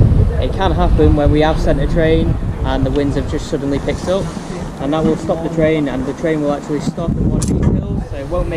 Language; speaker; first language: English; native; English